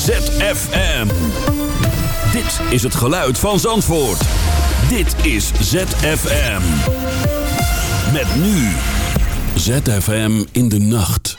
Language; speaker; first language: Dutch; native; Dutch